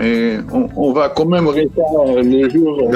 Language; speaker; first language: French; non-native, fluent; Dutch